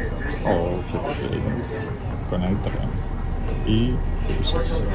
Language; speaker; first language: Spanish; non-native, fluent; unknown